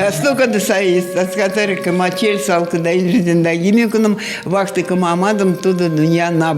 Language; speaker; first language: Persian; non-native, fluent; Russian